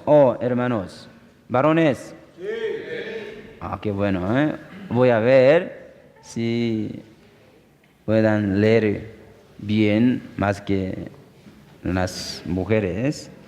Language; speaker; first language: Spanish; non-native, fluent; Korean